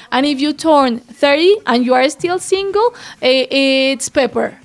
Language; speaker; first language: English; non-native, fluent; Spanish